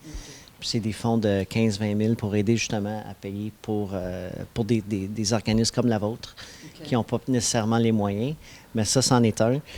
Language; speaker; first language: French; native; French